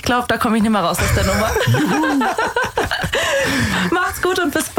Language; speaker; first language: German; native; German